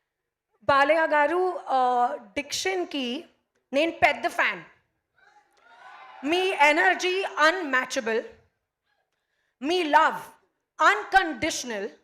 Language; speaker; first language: Telugu; non-native, learner; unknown